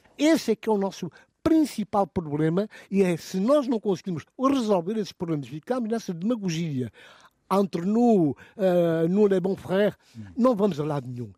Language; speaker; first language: Portuguese; non-native, local second language; Upper Guinea Crioulo